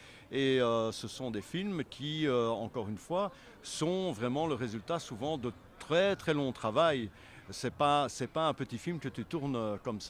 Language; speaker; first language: French; native; French